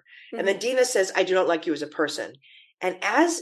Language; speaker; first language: English; native; English